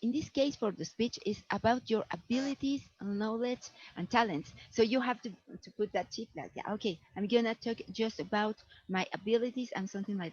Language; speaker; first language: English; non-native, fluent; Spanish